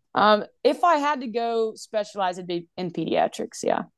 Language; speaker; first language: English; native; English